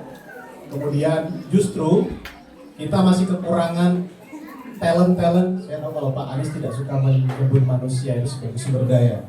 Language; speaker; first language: Indonesian; native; Indonesian